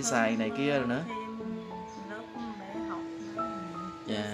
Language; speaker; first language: Vietnamese; native; Vietnamese